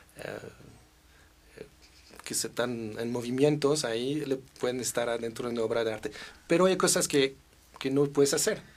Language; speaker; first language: Spanish; non-native, fluent; French